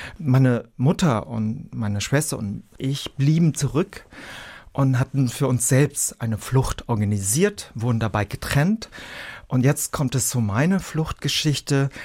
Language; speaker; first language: German; early bilingual, other home language; Vietnamese